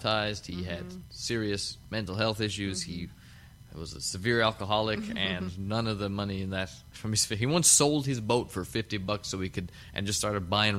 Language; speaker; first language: English; native; English